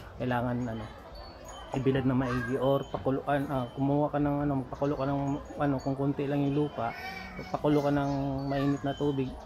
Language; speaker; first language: Filipino; non-native, local second language; Cebuano